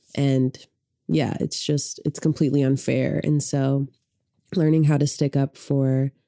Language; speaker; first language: English; native; English